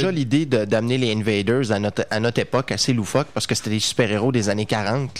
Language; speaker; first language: French; native; French